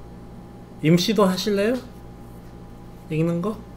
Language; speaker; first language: Spanish; non-native, fluent; Korean